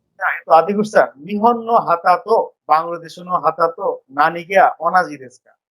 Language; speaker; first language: Japanese; non-native, fluent; Bangla